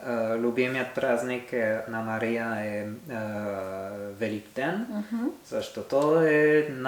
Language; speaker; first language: Bulgarian; non-native, learner; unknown